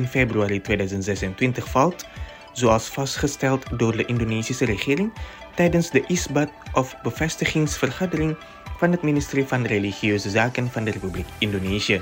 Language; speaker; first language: Dutch; non-native, fluent; Indonesian